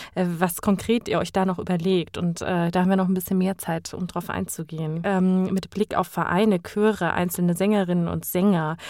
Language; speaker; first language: German; native; German